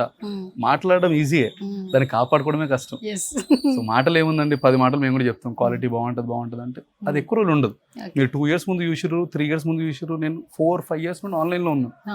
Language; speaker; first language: Telugu; native; Telugu